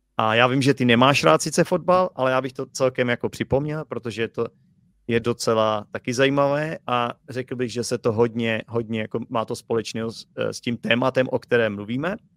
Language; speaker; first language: Czech; native; Czech